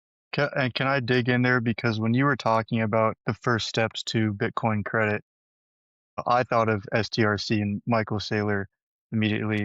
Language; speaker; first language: English; native; English